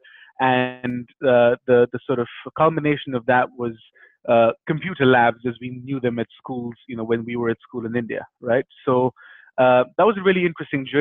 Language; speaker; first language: English; non-native, local second language; Hindi